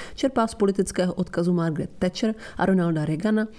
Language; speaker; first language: Czech; non-native, fluent; Italian